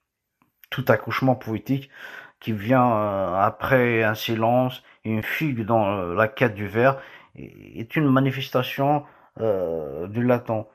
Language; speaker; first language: French; non-native, local second language; Kabyle